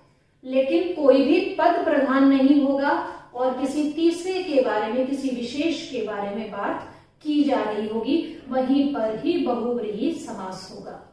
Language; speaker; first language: Hindi; native; Hindi